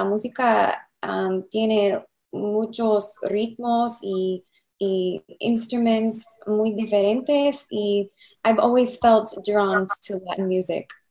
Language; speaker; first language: Spanish; non-native, learner; English